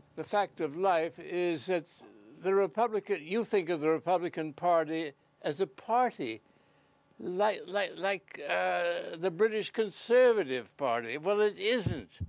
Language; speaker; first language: English; native; English